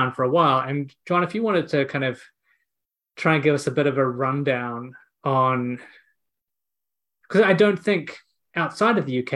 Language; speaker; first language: English; native; English